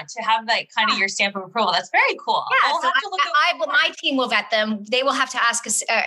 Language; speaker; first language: English; native; English